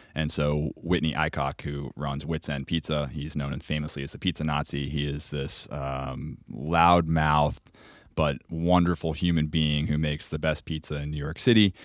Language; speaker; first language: English; native; English